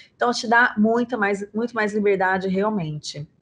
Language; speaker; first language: Portuguese; native; Portuguese